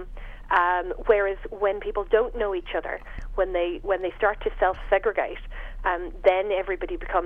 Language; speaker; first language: English; native; English